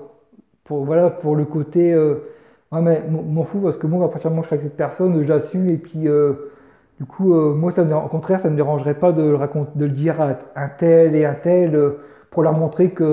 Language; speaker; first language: French; native; French